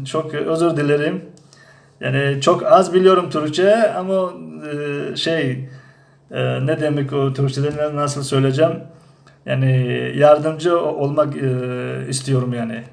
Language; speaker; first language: Turkish; non-native, learner; Tajik